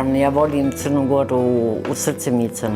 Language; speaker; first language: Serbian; early bilingual, other home language; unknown